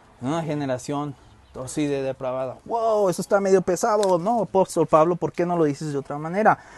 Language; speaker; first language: Spanish; early bilingual, heritage; Spanish